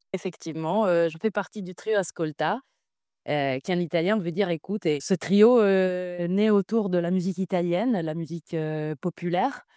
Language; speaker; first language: French; non-native, fluent; Italian